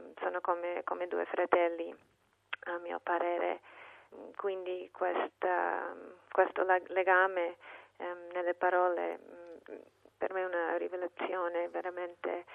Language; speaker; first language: Italian; non-native, fluent; English